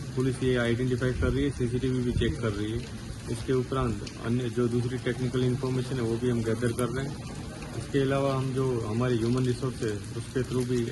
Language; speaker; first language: Hindi; non-native, local second language; Gujarati